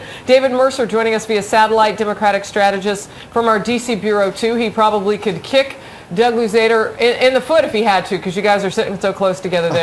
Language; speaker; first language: English; native; English